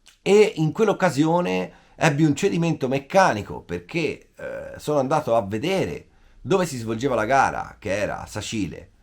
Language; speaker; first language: Italian; native; Italian